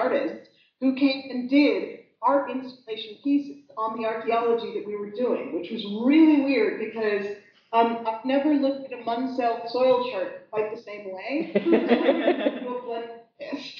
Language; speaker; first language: English; native; English